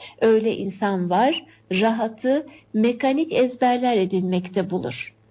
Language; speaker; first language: Turkish; native; Turkish